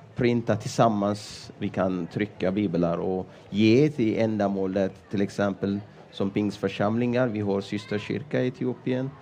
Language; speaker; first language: Swedish; non-native, fluent; Amharic